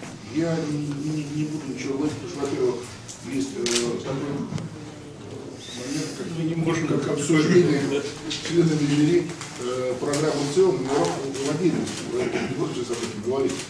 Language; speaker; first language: Russian; native; Russian